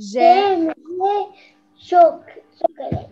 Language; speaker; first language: French; non-native, learner; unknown